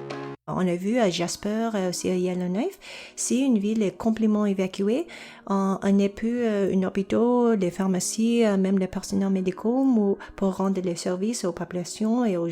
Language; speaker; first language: French; non-native, local second language; English